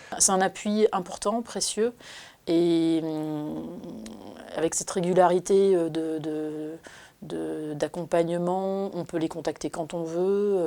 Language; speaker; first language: French; native; French